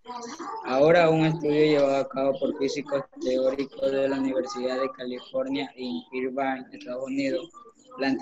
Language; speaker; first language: Spanish; native; Spanish